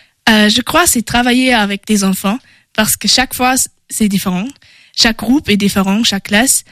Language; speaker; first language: French; non-native, learner; German